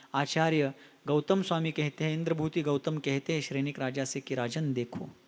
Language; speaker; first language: Hindi; non-native, local second language; Marathi